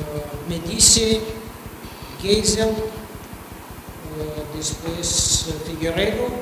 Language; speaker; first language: Spanish; non-native, fluent; Russian